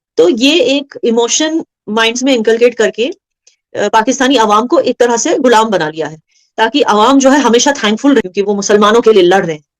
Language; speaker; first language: Hindi; non-native, local second language; Kashmiri